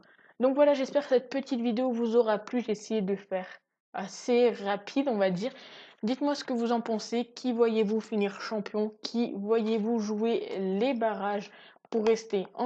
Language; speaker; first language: French; native; French